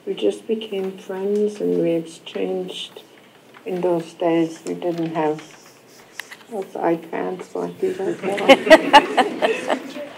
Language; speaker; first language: English; non-native, fluent; German